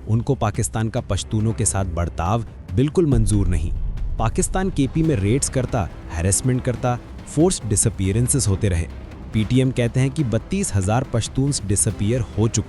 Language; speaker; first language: Hindi; native; Hindi